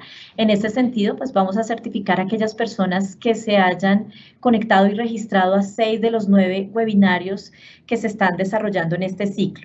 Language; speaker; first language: Spanish; native; Spanish